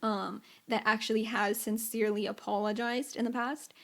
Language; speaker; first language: English; native; English